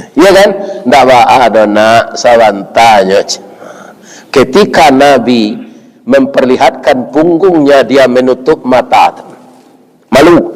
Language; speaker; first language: Malay; non-native, local second language; Minangkabau